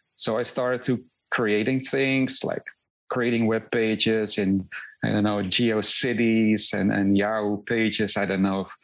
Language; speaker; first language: English; non-native, fluent; Dutch